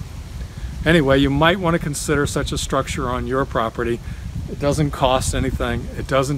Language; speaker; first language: English; native; English